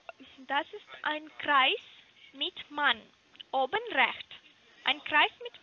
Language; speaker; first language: German; non-native, learner; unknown